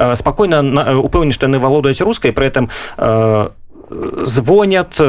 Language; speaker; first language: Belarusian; non-native, local second language; Russian